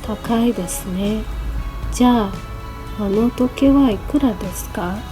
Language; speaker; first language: Japanese; non-native, learner; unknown